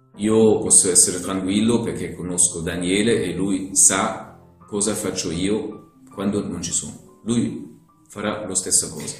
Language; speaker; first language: Italian; non-native, fluent; German